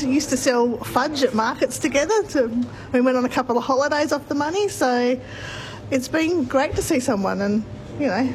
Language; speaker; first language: English; native; English